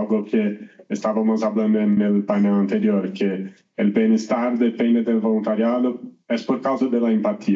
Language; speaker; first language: Spanish; non-native, learner; Portuguese